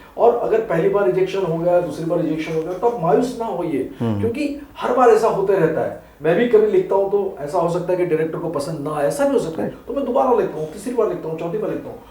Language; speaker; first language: Hindi; non-native, local second language; Gujarati